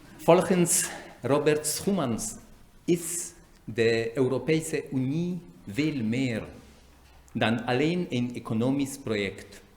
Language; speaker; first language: Dutch; non-native, fluent; French